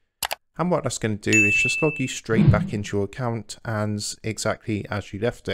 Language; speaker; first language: English; native; English